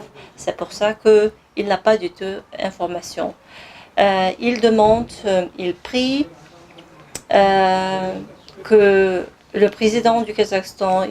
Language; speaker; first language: French; non-native, fluent; Kazakh